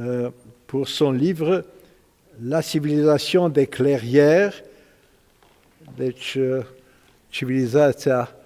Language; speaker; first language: French; non-native, fluent; Romanian